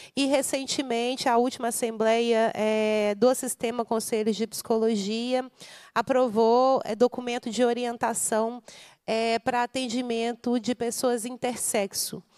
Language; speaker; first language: Portuguese; native; Portuguese